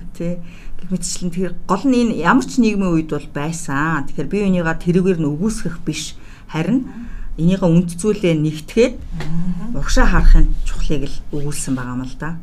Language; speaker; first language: Mongolian; native; Mongolian